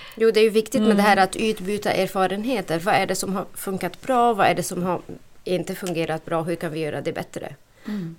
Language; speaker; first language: Swedish; non-native, fluent; Arabic